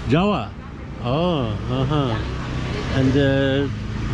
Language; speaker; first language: Indonesian; non-native, learner; English